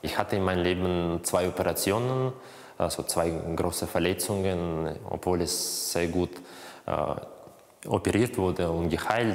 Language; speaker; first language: German; non-native, fluent; Russian